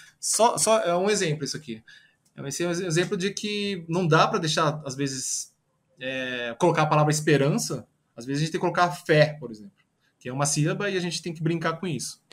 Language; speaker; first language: Portuguese; early bilingual, other home language; Japanese